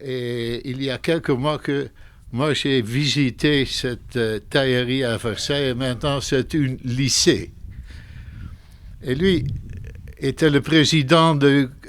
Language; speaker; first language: French; non-native, fluent; Dutch